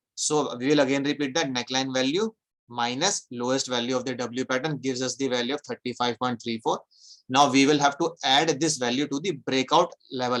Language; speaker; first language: English; non-native, local second language; Hindi